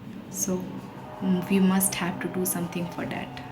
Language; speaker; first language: English; non-native, local second language; Hindi